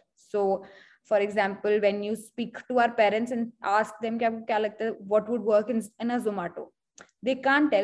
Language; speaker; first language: English; non-native, local second language; Hindi